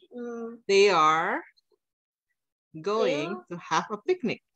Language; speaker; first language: English; non-native, fluent; Indonesian